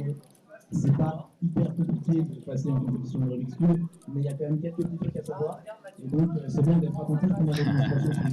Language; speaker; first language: French; native; French